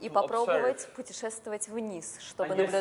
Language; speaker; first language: Russian; native; Russian